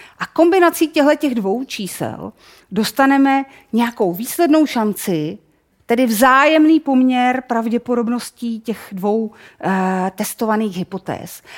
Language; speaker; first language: Czech; native; Czech